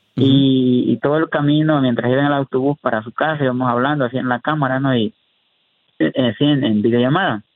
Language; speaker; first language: Spanish; early bilingual, heritage; Spanish